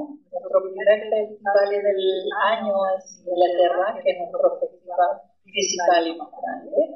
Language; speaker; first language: Spanish; non-native, fluent; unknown